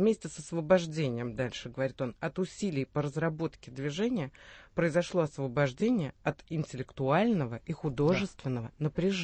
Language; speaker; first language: Russian; native; Russian